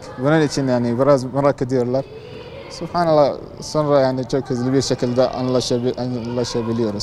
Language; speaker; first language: Turkish; non-native, learner; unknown